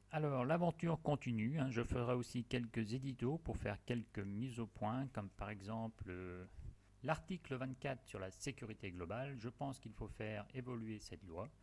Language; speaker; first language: French; native; French